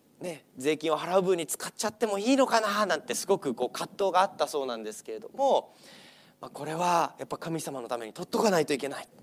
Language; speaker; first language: Japanese; non-native, fluent; English